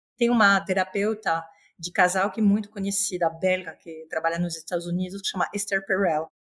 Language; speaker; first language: Portuguese; non-native, fluent; Spanish